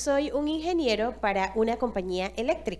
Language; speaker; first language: Spanish; non-native, fluent; English